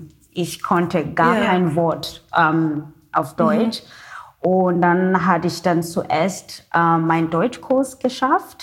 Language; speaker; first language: German; non-native, learner; Xhosa